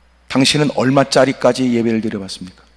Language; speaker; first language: Korean; native; Korean